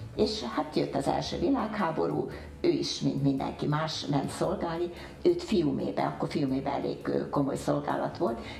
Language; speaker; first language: Hungarian; early bilingual, heritage; Hungarian